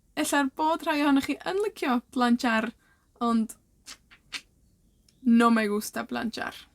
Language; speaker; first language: Welsh; native; Welsh